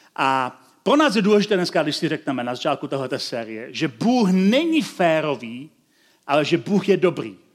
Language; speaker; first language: Czech; native; Czech